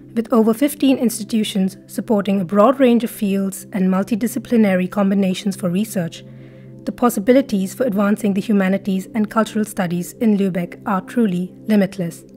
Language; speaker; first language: English; non-native, local second language; Marathi